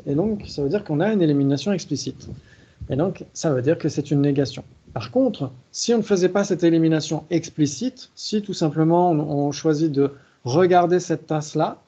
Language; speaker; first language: French; native; French